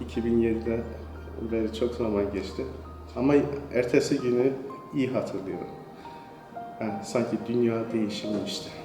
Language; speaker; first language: Turkish; non-native, fluent; Persian